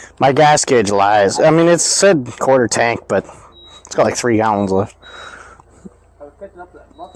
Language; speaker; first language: English; native; English